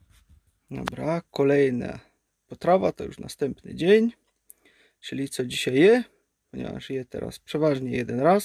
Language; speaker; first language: Polish; native; Polish